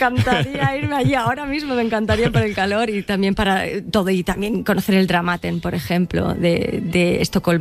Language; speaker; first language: Spanish; native; Spanish